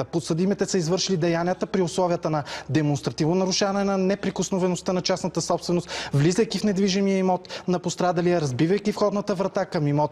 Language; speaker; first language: Bulgarian; native; Bulgarian